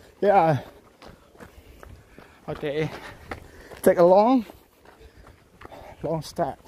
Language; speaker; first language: English; non-native, learner; Indonesian